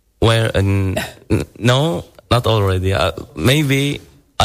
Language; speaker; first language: English; non-native, learner; Arabic